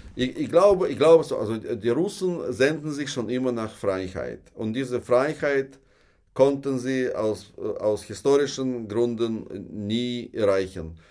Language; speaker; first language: German; non-native, fluent; Russian